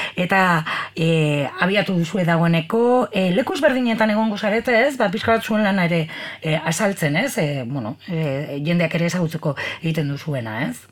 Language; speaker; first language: Basque; native; Basque